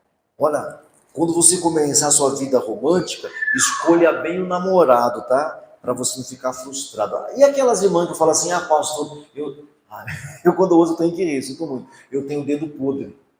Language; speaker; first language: Portuguese; native; Portuguese